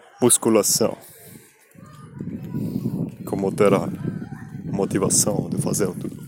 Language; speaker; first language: Portuguese; non-native, learner; Spanish